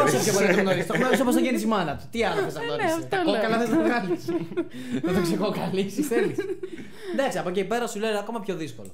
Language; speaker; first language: Greek; native; Greek